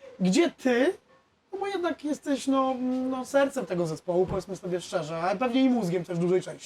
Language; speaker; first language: Polish; native; Polish